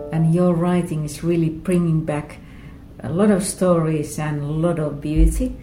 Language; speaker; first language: English; non-native, fluent; Finnish